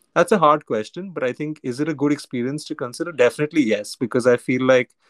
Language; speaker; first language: English; non-native, local second language; Hindi